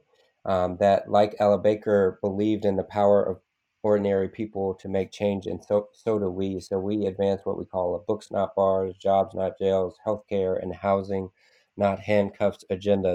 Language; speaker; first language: English; native; English